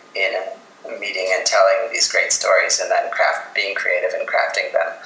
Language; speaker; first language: English; native; English